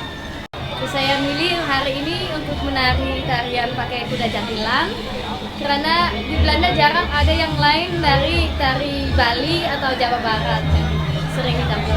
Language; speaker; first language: Indonesian; non-native, fluent; Dutch